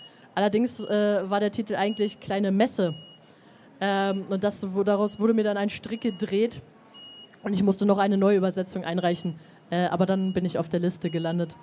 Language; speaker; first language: German; native; German